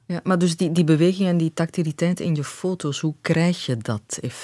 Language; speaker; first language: Dutch; native; Dutch